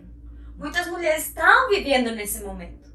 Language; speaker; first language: Portuguese; non-native, fluent; Spanish